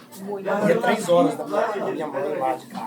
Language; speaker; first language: Portuguese; native; Portuguese